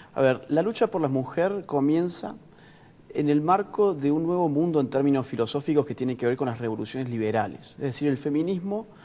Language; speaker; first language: Spanish; native; Spanish